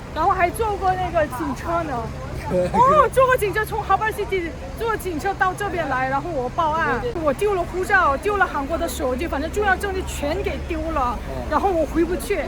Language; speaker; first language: Chinese; non-native, fluent; Korean